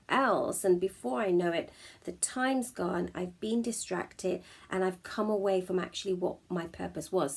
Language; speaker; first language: English; native; English